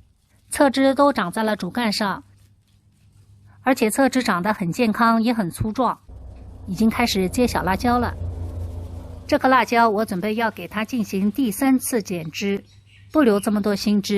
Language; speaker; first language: Chinese; native; Chinese